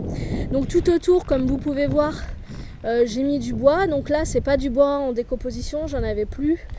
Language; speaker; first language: French; native; French